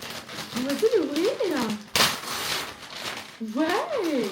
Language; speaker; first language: French; native; French